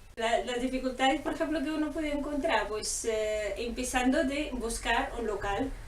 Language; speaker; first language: Spanish; non-native, fluent; Arabic